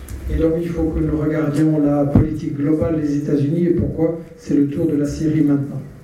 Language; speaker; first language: French; native; French